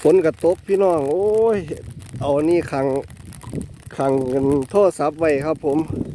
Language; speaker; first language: Thai; native; Thai